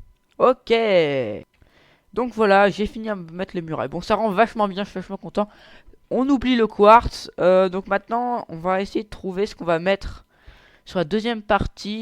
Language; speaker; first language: French; native; French